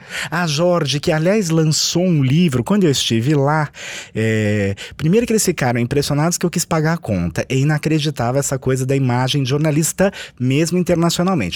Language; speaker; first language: Portuguese; native; Portuguese